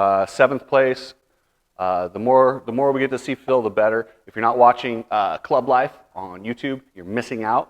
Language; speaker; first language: English; native; English